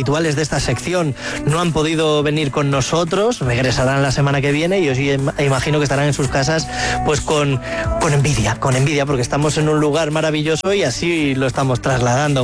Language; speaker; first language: Spanish; native; Spanish